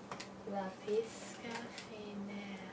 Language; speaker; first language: Spanish; non-native, learner; English